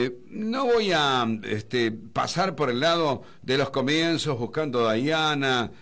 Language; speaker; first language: Spanish; native; Spanish